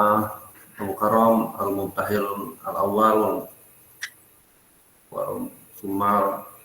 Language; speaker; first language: Arabic; non-native, fluent; Indonesian